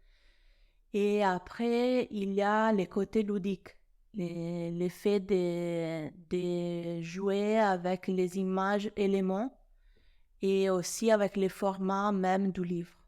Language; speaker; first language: French; non-native, fluent; Italian